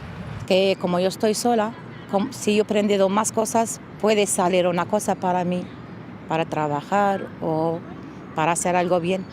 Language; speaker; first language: Spanish; non-native, learner; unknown